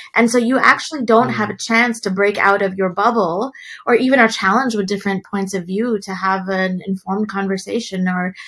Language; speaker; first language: English; native; English